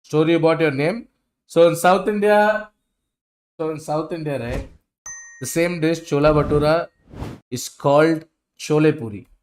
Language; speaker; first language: English; non-native, local second language; Hindi